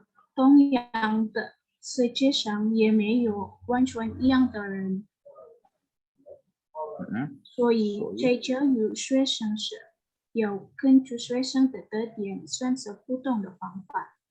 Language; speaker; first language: Chinese; non-native, learner; Indonesian